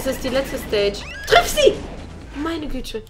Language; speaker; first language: German; native; German